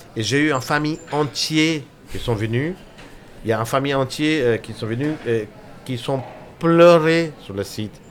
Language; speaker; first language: French; non-native, fluent; Hindi